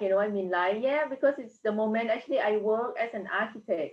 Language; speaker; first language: English; non-native, fluent; Thai